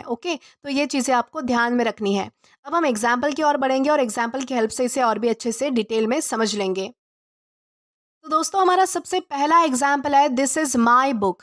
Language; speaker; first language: Hindi; native; Hindi